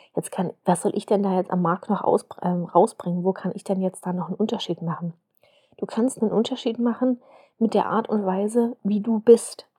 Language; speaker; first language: German; native; German